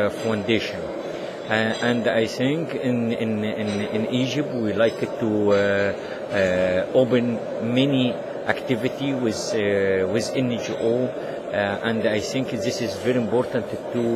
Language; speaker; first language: English; non-native, learner; Arabic